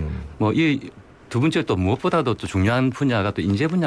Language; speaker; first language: Korean; native; Korean